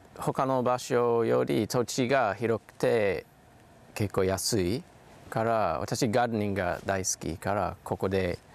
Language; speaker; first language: Japanese; non-native, learner; English